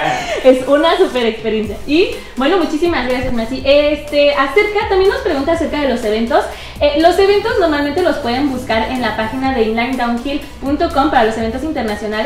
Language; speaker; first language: Spanish; native; Spanish